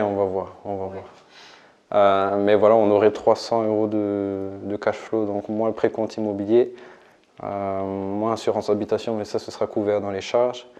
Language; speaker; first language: French; native; French